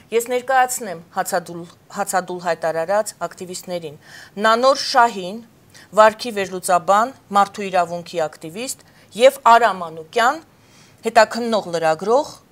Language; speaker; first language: Armenian; native; Armenian